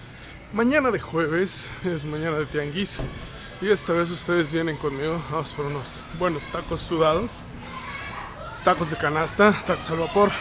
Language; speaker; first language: Spanish; native; Spanish